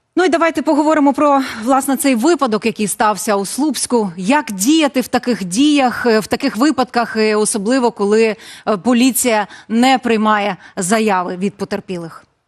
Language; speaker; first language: Ukrainian; native; Ukrainian